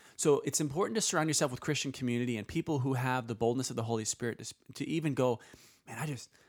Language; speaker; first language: English; early bilingual, other home language; Icelandic